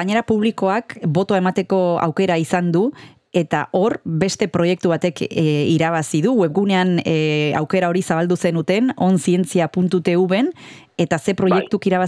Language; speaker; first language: Basque; native; Basque